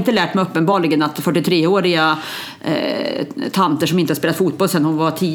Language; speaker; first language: Swedish; native; Swedish